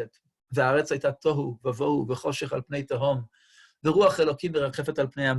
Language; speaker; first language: Hebrew; non-native, fluent; English